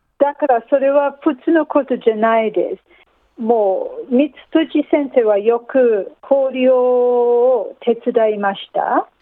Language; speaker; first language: Japanese; non-native, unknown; English